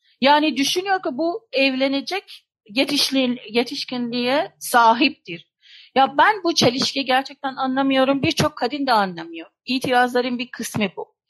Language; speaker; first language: Turkish; non-native, fluent; Persian